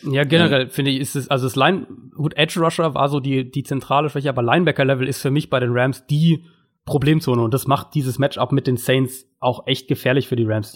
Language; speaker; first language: German; native; German